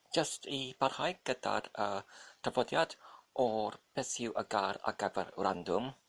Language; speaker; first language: Welsh; non-native, local second language; English